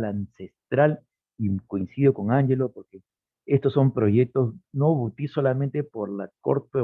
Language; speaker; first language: Spanish; native; Spanish